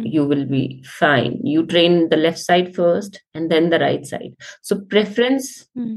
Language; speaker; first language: English; non-native, local second language; Hindi